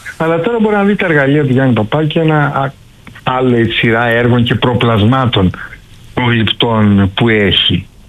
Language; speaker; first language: Greek; native; Greek